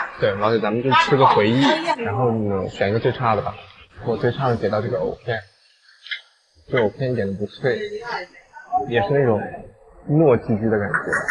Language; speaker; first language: Chinese; native; Chinese